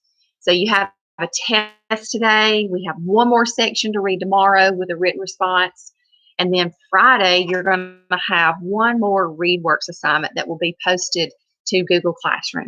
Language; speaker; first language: English; native; English